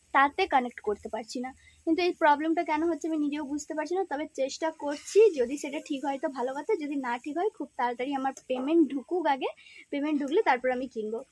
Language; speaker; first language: Bangla; non-native, local second language; Santali